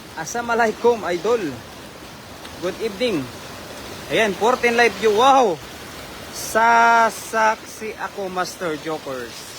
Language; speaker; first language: Filipino; native; Filipino